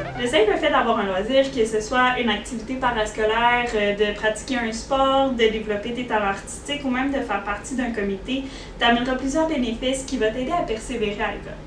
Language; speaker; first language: French; native; French